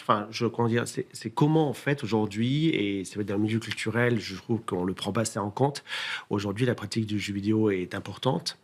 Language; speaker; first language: French; native; French